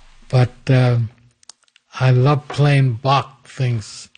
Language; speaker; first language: English; native; English